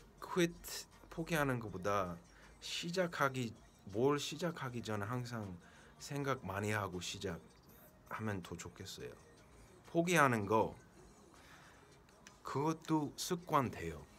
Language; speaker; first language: Korean; early bilingual, heritage; Korean